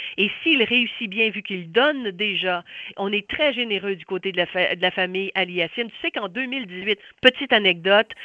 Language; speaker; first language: French; native; French